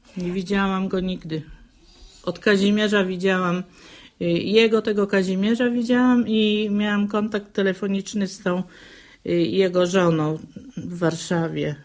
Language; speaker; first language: Polish; native; Polish